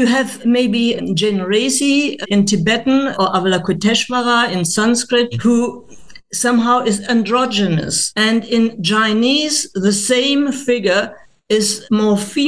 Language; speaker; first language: English; non-native, fluent; German